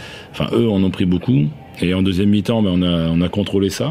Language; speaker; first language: French; native; French